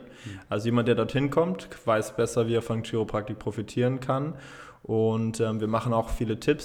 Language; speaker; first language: German; native; German